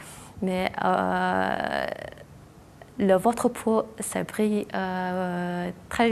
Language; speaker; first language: French; non-native, learner; Mongolian